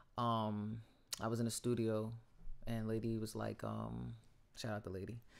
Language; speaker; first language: English; native; English